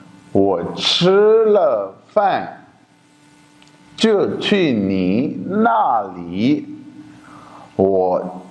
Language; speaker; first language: Chinese; non-native, fluent; Urdu